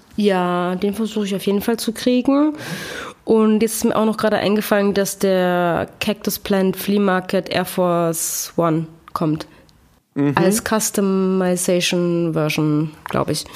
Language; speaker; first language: German; native; German